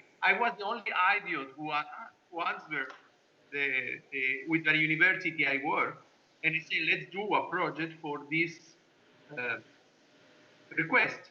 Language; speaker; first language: English; non-native, fluent; Italian